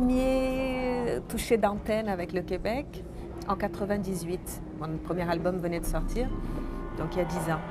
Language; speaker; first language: French; non-native, fluent; Portuguese